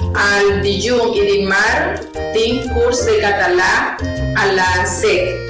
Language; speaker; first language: Catalan; non-native, learner; Spanish